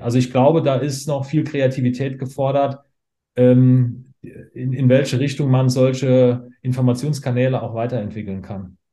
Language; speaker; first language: German; native; German